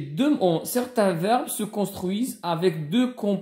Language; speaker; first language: French; non-native, local second language; Arabic